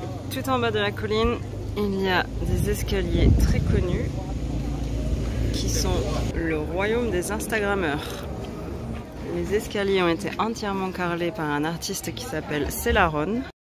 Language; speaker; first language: French; native; French